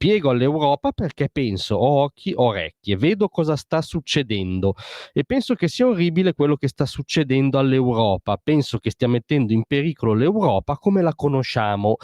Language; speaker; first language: Italian; native; Italian